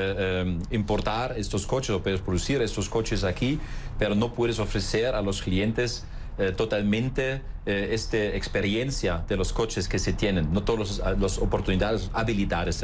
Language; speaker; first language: Spanish; non-native, fluent; German